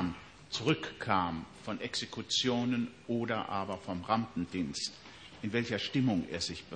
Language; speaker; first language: German; native; German